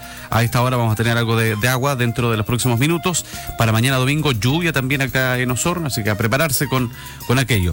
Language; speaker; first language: Spanish; native; Spanish